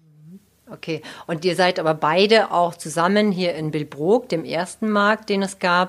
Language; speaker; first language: German; native; German